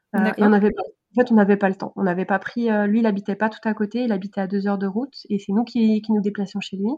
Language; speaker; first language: French; native; French